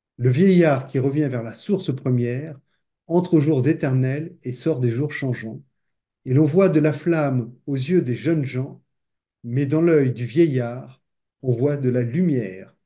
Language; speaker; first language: French; native; French